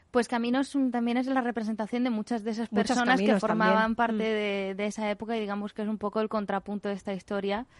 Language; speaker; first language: Spanish; native; Spanish